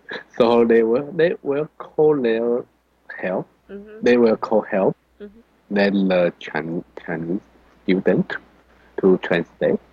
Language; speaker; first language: English; non-native, learner; Chinese